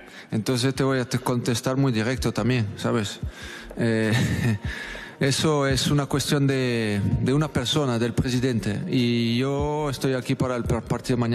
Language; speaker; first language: Spanish; non-native, fluent; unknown